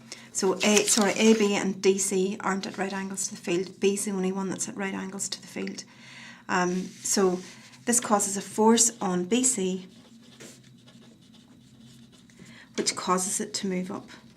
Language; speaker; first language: English; native; English